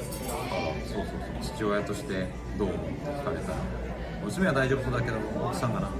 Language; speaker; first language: Japanese; native; Japanese